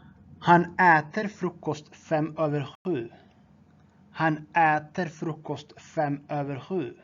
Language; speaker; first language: Swedish; non-native, fluent; Tigrinya